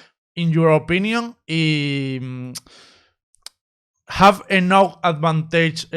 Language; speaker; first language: English; non-native, learner; Spanish